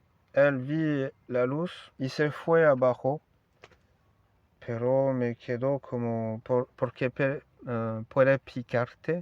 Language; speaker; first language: Spanish; non-native, learner; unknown